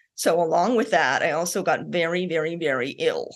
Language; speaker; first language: English; native; English